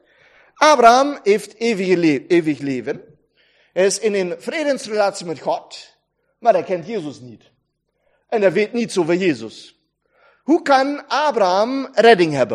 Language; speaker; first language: Dutch; non-native, fluent; German